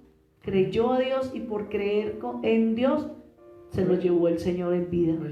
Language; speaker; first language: Spanish; native; Spanish